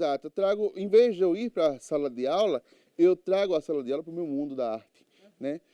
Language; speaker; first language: Portuguese; native; Portuguese